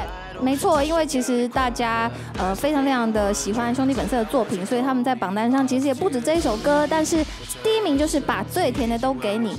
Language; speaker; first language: Chinese; native; Chinese